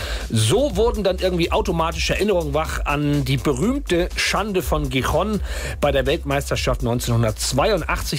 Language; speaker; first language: German; native; German